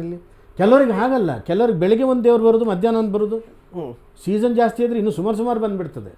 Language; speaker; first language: Kannada; non-native, local second language; Tulu